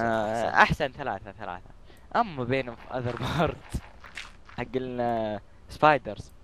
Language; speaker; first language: Arabic; native; Arabic